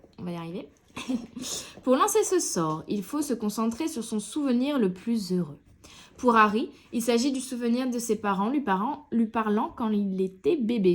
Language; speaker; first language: French; native; French